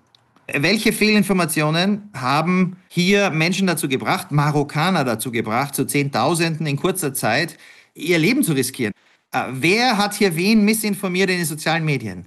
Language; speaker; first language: German; native; German